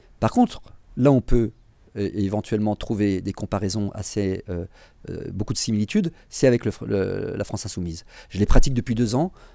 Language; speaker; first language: French; native; French